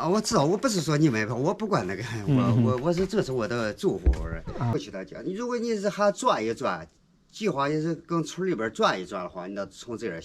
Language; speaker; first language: Chinese; native; Chinese